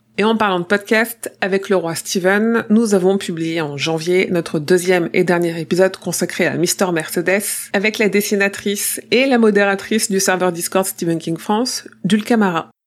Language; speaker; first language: French; native; French